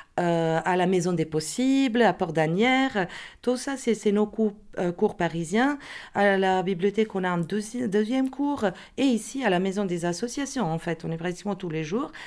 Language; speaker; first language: French; non-native, fluent; Croatian